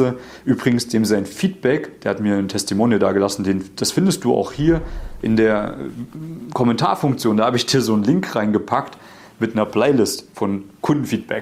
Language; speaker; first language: German; native; German